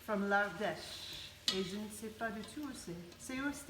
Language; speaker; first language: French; non-native, learner; English